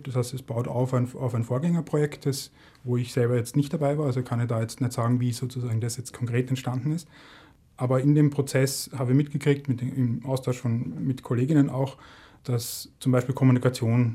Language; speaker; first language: German; native; German